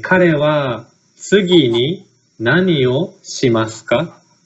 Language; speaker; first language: Japanese; native; Japanese